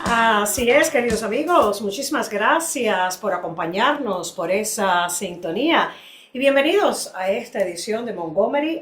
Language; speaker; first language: Spanish; native; Spanish